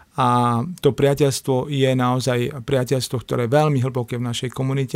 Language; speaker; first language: Slovak; native; Slovak